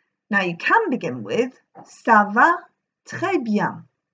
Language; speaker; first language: French; non-native, fluent; English